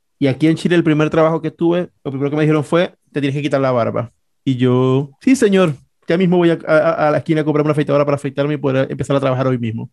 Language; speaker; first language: Spanish; native; Spanish